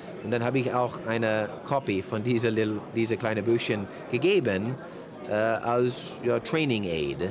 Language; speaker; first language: German; non-native, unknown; English